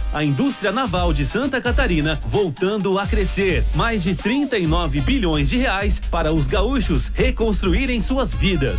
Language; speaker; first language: Portuguese; native; Portuguese